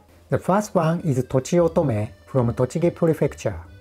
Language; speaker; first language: English; non-native, fluent; Japanese